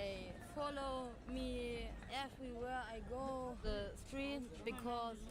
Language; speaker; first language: English; non-native, fluent; German